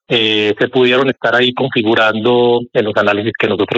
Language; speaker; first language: Spanish; native; Spanish